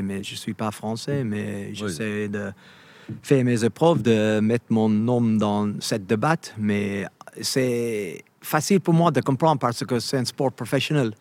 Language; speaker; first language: French; non-native, fluent; English